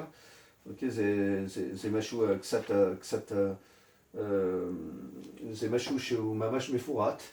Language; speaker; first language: Hebrew; non-native, fluent; French